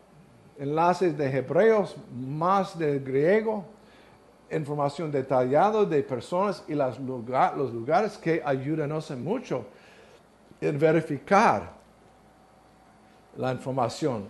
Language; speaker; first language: Spanish; non-native, learner; English